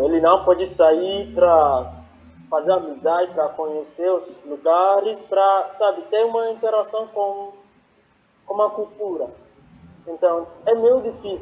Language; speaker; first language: Portuguese; non-native, fluent; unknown